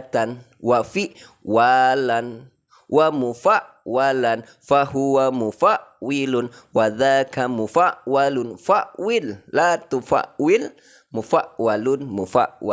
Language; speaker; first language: Arabic; non-native, fluent; Indonesian